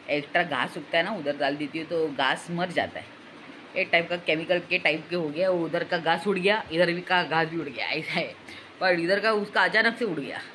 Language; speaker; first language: Hindi; non-native, local second language; Marathi